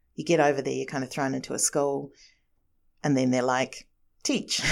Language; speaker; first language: English; native; English